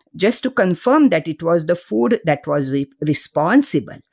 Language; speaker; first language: English; non-native, local second language; Marathi